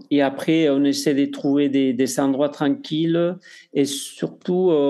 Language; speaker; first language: French; non-native, fluent; Spanish